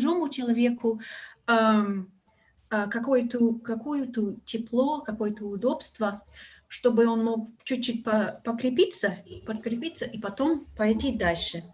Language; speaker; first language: Russian; non-native, fluent; English